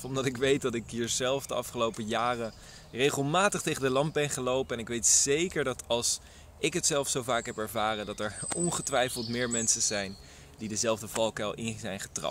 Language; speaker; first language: Dutch; native; Dutch